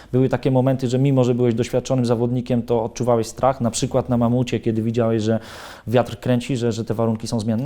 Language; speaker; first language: Polish; native; Polish